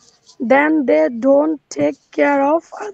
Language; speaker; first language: English; non-native, learner; Bangla